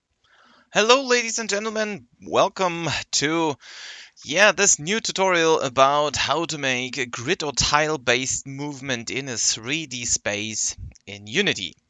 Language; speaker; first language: English; non-native, fluent; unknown